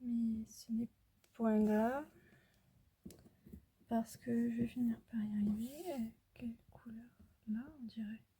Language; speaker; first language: French; native; French